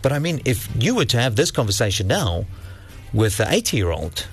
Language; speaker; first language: English; non-native, local second language; Afrikaans